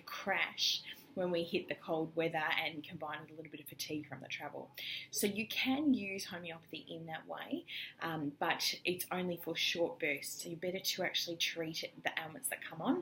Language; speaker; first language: English; native; English